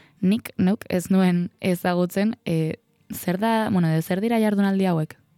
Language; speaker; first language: Basque; native; Basque